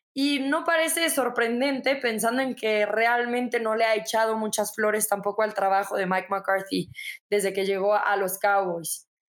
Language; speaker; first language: Spanish; native; Spanish